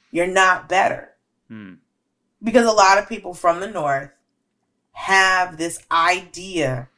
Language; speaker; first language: English; native; English